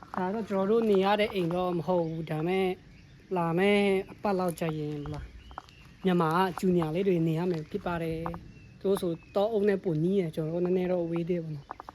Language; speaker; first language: Burmese; non-native, local second language; Pa'o Karen